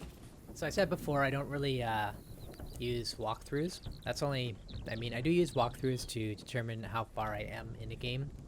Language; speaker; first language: English; native; English